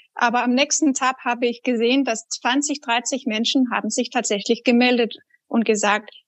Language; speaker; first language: German; non-native, fluent; Danish